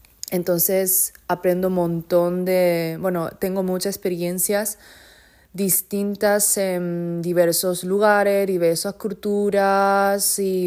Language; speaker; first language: Spanish; non-native, fluent; Japanese